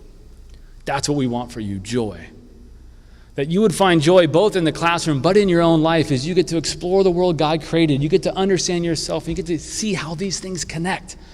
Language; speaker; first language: English; native; English